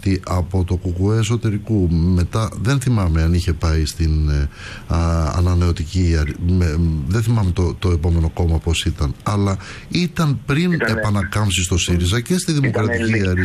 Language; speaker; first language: Greek; native; Greek